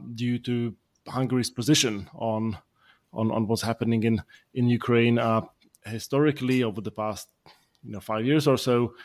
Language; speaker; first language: English; non-native, fluent; Slovak